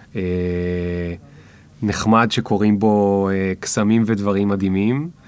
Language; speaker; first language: Hebrew; native; Hebrew